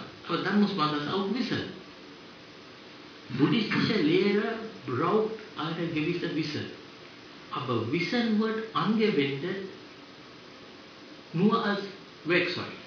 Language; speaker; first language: German; non-native, fluent; Sinhala